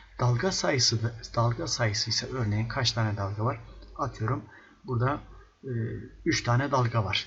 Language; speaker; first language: Turkish; native; Turkish